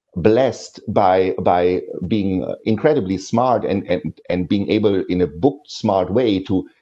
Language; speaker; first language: English; non-native, fluent; German